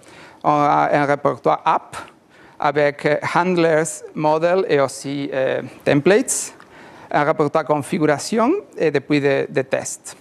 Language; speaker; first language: French; non-native, learner; Spanish